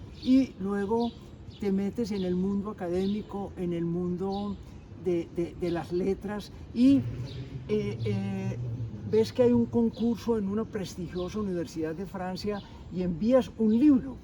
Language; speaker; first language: Spanish; native; Spanish